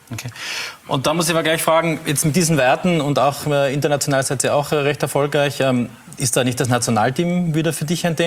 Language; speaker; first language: German; native; German